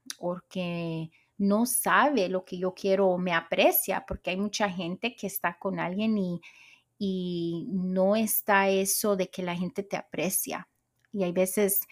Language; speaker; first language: Spanish; early bilingual, heritage; Spanish